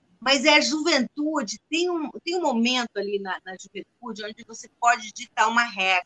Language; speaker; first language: Portuguese; non-native, fluent; Spanish